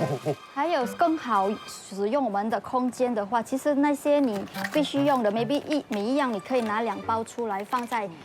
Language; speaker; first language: Chinese; native; Chinese